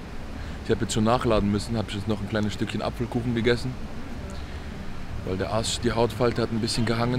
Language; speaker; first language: German; native; German